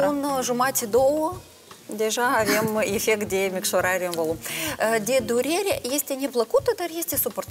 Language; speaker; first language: Romanian; non-native, local second language; Russian